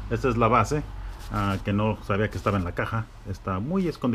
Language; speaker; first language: Spanish; early bilingual, heritage; Spanish